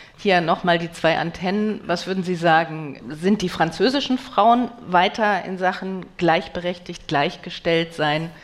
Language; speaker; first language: German; native; German